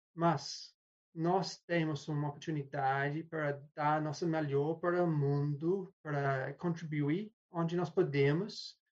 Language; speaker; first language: Portuguese; non-native, fluent; English